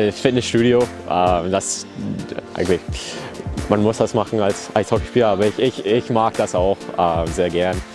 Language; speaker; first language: German; early bilingual, heritage; German